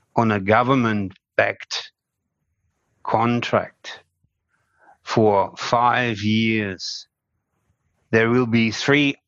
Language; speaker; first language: English; non-native, fluent; German